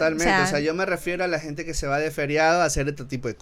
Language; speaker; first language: Spanish; native; Spanish